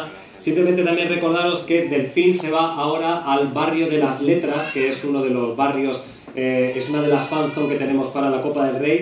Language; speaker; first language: Spanish; native; Spanish